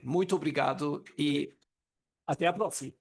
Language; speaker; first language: Portuguese; non-native, learner; German